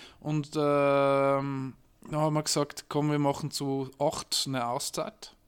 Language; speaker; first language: German; native; German